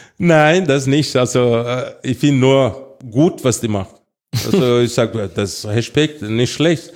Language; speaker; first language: German; non-native, fluent; Portuguese